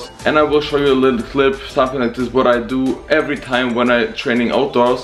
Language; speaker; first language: English; non-native, fluent; German